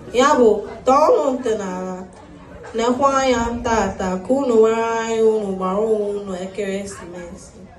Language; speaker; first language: Igbo; early bilingual, other home language; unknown